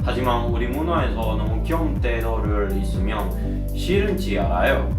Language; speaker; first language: Korean; non-native, learner; Spanish